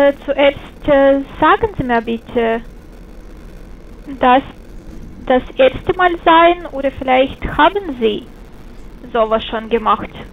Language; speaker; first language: German; non-native, fluent; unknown